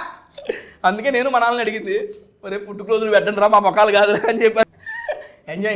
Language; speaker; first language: Telugu; native; Telugu